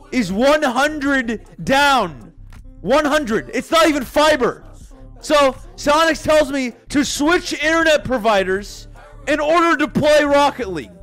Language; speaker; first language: English; native; English